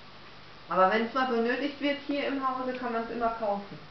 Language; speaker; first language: German; native; German